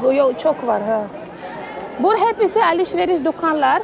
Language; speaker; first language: Turkish; non-native, learner; Uzbek